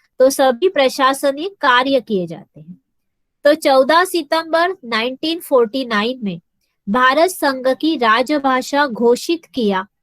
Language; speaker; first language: Hindi; non-native, local second language; Marathi